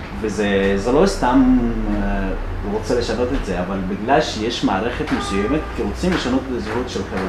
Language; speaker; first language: Hebrew; non-native, fluent; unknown